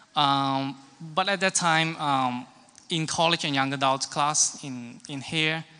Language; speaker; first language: English; non-native, local second language; Cantonese